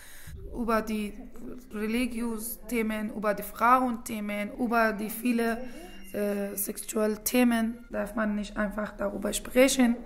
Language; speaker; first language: German; non-native, learner; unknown